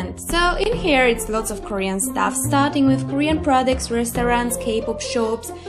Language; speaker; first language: English; non-native, fluent; Polish